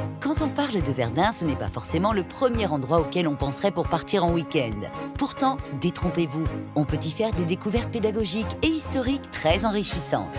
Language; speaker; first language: French; native; French